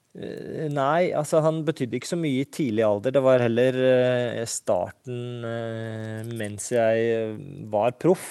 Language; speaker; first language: Norwegian; native; Norwegian